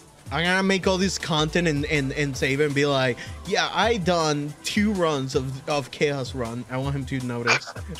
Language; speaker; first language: English; early bilingual, other home language; Spanish